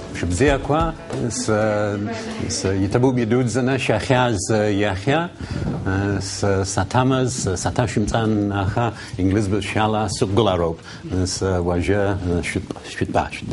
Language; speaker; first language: Russian; non-native, fluent; English